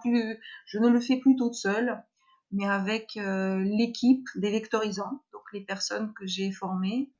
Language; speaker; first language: French; non-native, fluent; Russian